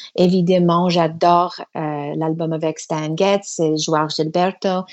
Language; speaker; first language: French; non-native, learner; English